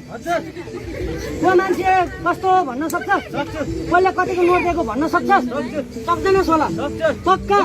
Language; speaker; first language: Nepali; native; Nepali